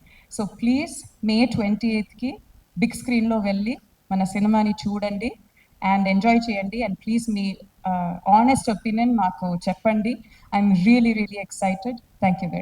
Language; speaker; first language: Telugu; non-native, fluent; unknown